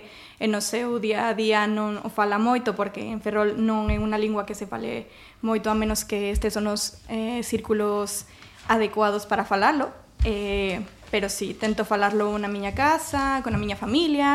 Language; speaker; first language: Galician; non-native, learner; Spanish